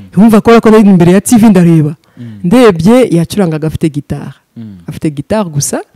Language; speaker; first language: Kinyarwanda; early bilingual, heritage; Kinyarwanda